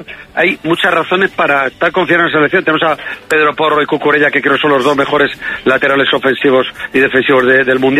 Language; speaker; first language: Spanish; native; Spanish